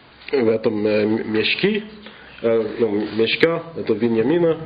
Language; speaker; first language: Russian; non-native, fluent; English